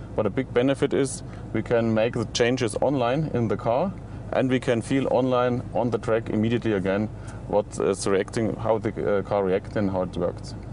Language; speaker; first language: English; non-native, fluent; German